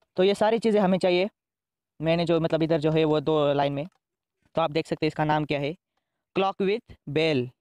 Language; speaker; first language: Hindi; native; Hindi